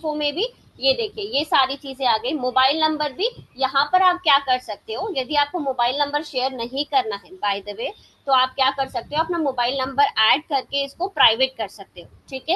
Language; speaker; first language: Hindi; native; Hindi